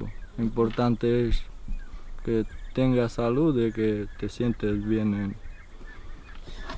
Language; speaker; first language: Spanish; non-native, fluent; Romanian